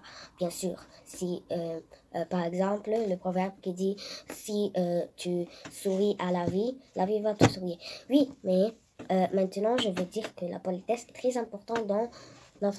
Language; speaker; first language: French; non-native, learner; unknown